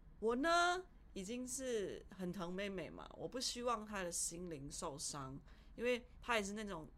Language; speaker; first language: Chinese; early bilingual, heritage; Chinese